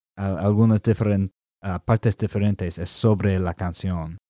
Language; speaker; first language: Spanish; non-native, learner; English